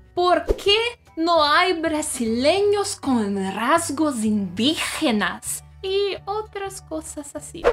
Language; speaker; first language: Spanish; non-native, fluent; Portuguese